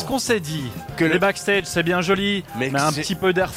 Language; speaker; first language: French; native; French